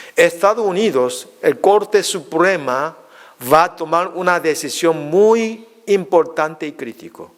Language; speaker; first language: Spanish; non-native, fluent; Korean